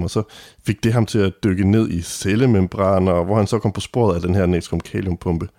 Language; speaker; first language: Danish; native; Danish